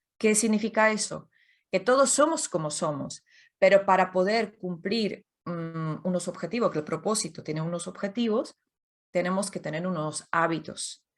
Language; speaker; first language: Spanish; non-native, fluent; Czech